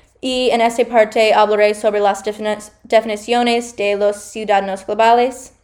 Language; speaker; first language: Spanish; non-native, learner; English